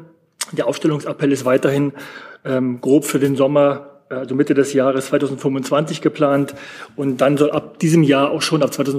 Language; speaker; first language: German; native; German